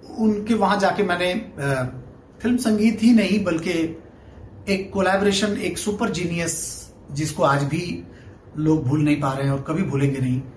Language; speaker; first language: Hindi; non-native, local second language; Bangla